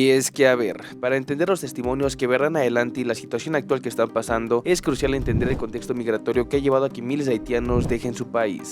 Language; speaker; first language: Spanish; native; Spanish